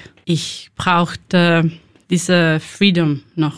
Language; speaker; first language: German; non-native, learner; Spanish